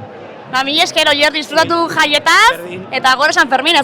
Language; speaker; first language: Basque; native; Basque